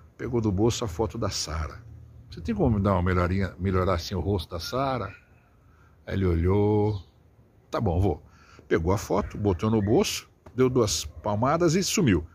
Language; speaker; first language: Portuguese; native; Portuguese